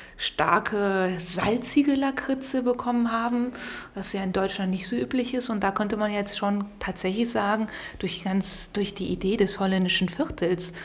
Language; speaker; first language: German; native; German